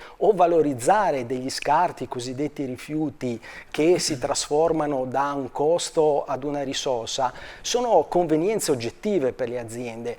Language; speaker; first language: Italian; native; Italian